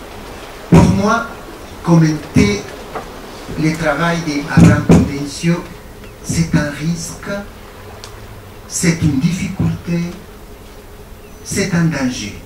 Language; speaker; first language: French; non-native, fluent; Spanish